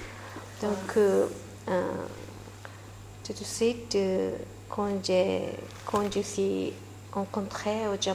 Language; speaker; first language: French; non-native, learner; Japanese